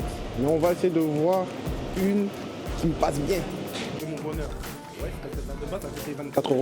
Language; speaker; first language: French; native; French